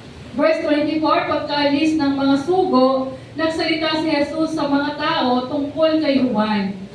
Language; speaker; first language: Filipino; native; Filipino